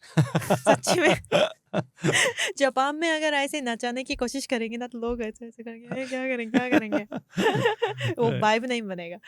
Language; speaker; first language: Hindi; non-native, fluent; Japanese